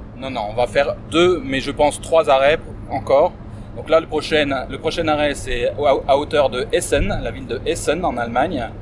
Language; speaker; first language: French; native; French